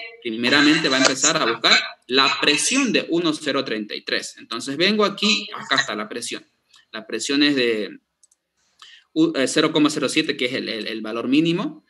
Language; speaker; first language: Spanish; native; Spanish